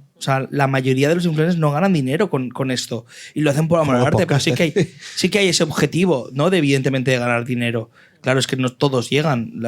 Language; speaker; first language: Spanish; native; Spanish